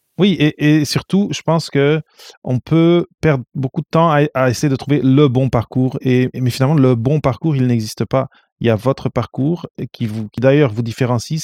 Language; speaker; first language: French; non-native, fluent; Portuguese